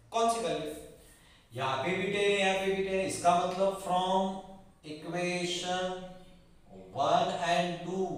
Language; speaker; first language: Hindi; non-native, local second language; Marathi